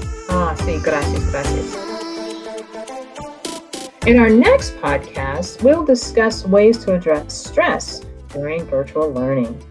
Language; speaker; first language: English; native; English